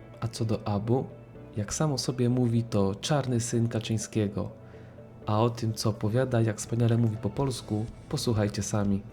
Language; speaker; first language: Polish; native; Polish